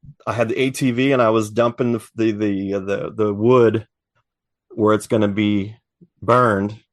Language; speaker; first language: English; native; English